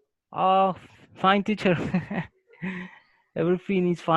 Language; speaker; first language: English; non-native, learner; Spanish